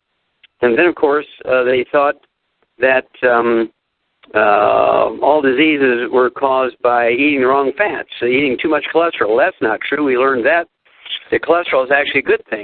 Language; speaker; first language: English; native; English